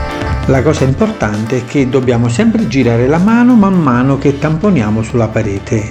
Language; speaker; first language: Italian; native; Italian